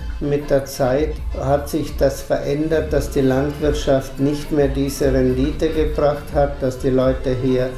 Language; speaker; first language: German; native; German